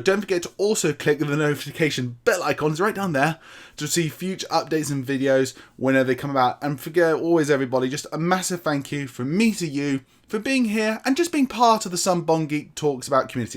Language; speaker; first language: English; native; English